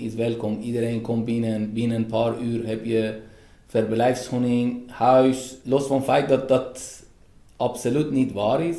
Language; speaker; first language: Dutch; non-native, fluent; Persian